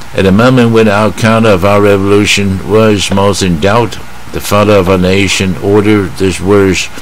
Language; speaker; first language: English; non-native, fluent; Chinese